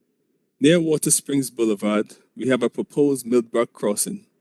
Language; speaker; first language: English; native; English